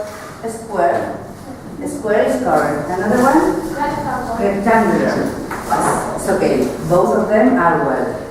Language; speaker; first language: English; non-native, fluent; Spanish